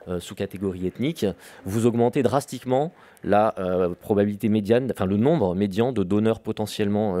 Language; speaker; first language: French; native; French